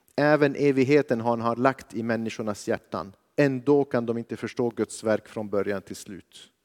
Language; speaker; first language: Swedish; non-native, fluent; Arabic